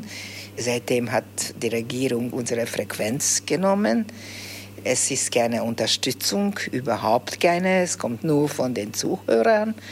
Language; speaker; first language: German; early bilingual, heritage; Hungarian